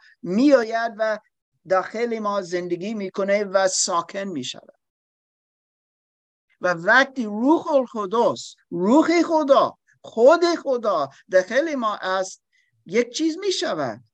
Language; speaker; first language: Persian; non-native, fluent; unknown